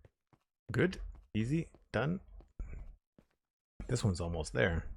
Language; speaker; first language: English; native; English